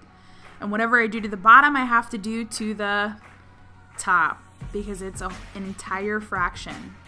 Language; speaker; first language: English; native; English